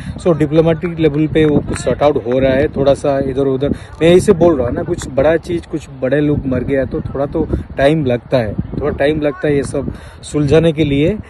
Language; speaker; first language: Hindi; non-native, local second language; Odia